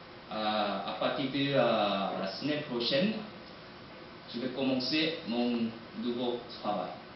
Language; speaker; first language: French; non-native, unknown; Korean